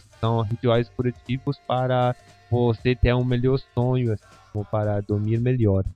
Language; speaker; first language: Portuguese; non-native, fluent; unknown